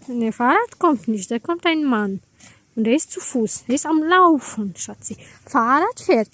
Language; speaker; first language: German; non-native, fluent; Tajik